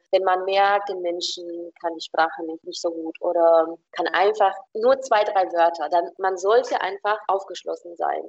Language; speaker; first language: German; non-native, fluent; Romanian